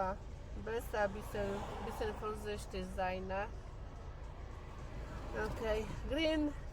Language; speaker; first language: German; non-native, learner; Polish